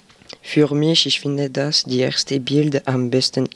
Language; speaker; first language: German; non-native, learner; French